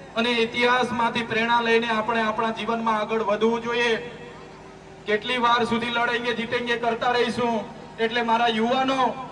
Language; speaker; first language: Gujarati; non-native, local second language; Vasavi